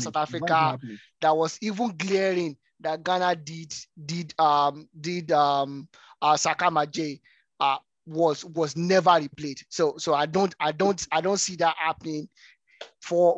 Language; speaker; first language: English; non-native, local second language; Yoruba